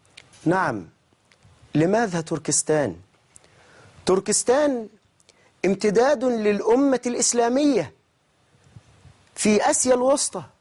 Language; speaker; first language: Arabic; native; Arabic